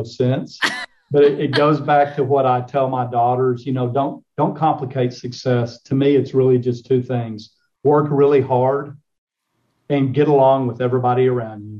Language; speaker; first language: English; native; English